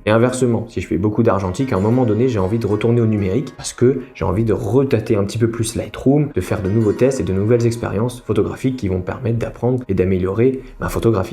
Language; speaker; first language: French; native; French